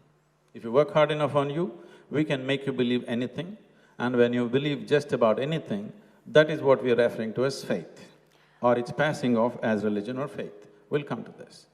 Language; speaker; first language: English; non-native, local second language; Kannada